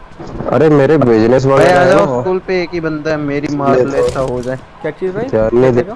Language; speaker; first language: Hindi; non-native, local second language; Gujarati